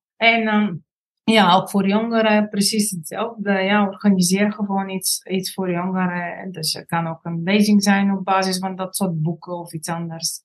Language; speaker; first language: Dutch; non-native, fluent; Bulgarian